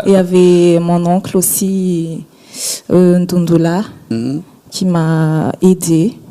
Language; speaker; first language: French; non-native, local second language; Malagasy